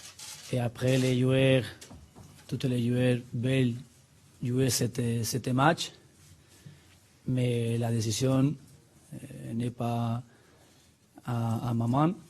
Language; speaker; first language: French; non-native, learner; Spanish